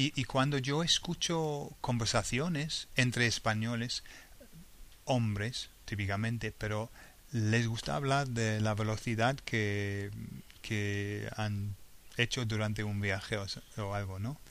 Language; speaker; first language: Spanish; non-native, fluent; English